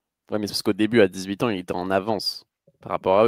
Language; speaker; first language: French; native; French